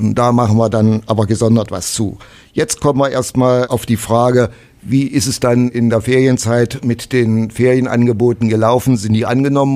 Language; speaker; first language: German; native; German